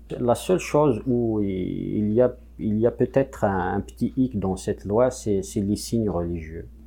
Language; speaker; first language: French; non-native, local second language; Kabyle